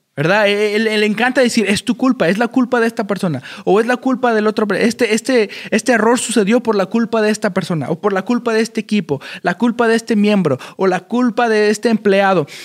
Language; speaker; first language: Spanish; early bilingual, heritage; Spanish